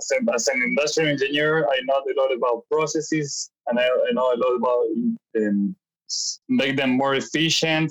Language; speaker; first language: English; non-native, fluent; Spanish